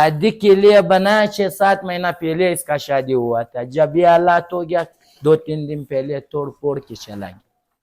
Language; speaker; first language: Hindi; non-native, local second language; Pashto